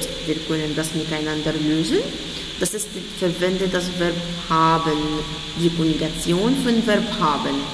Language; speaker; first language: German; non-native, fluent; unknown